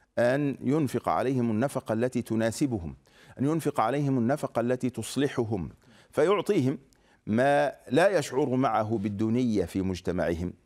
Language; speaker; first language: Arabic; native; Arabic